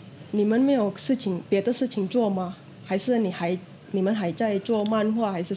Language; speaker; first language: Chinese; non-native, fluent; Indonesian